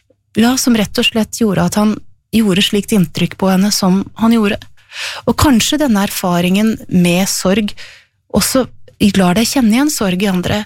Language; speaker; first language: Norwegian; native; Norwegian